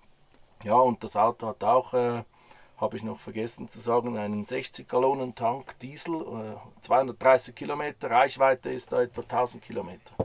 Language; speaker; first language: German; native; German